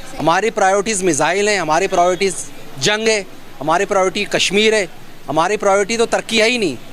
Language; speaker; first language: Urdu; non-native, local second language; Punjabi